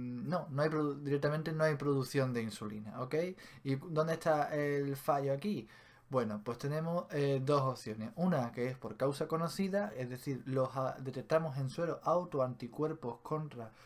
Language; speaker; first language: Spanish; native; Spanish